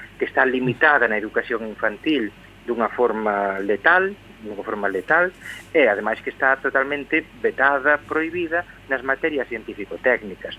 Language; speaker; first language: Galician; native; Galician